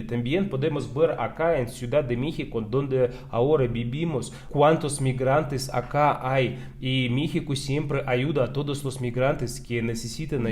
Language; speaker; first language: Spanish; non-native, fluent; Russian